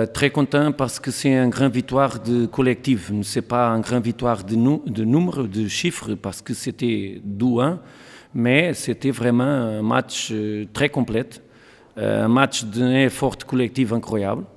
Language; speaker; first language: French; non-native, learner; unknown